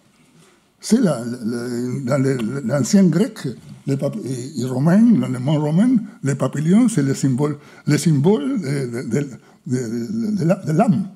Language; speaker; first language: French; non-native, fluent; Spanish